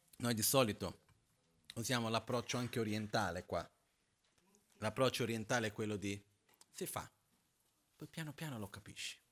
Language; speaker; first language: Italian; non-native, fluent; Portuguese